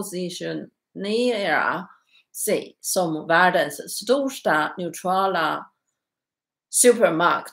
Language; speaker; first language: Swedish; non-native, learner; Chinese